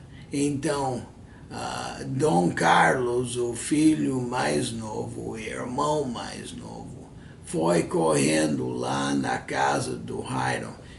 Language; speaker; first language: Portuguese; non-native, fluent; English